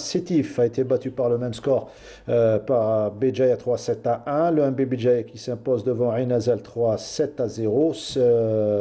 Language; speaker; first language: French; non-native, local second language; Arabic